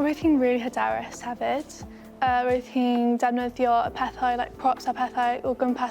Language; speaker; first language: Welsh; non-native, local second language; English